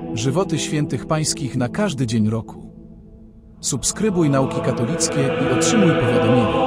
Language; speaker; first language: Polish; native; Polish